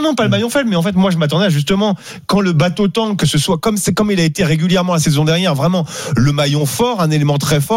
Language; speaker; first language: French; native; French